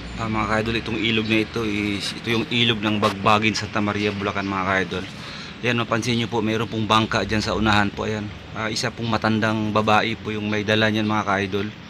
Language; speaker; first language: Filipino; non-native, local second language; Cebuano